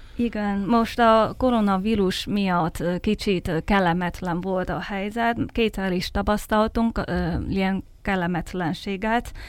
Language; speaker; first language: Hungarian; non-native, fluent; Chinese